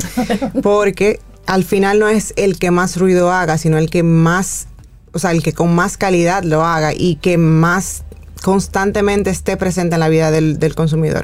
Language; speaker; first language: Spanish; native; Spanish